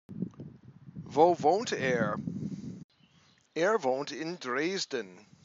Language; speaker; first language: German; non-native, fluent; English